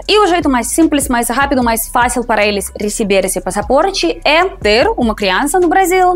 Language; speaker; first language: Portuguese; non-native, fluent; Russian